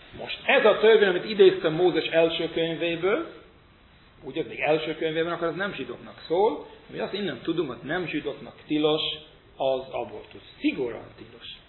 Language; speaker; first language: Hungarian; non-native, fluent; English